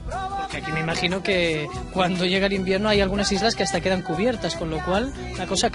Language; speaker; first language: Spanish; native; Spanish